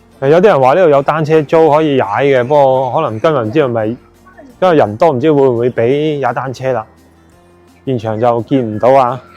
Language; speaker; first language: Cantonese; native; Cantonese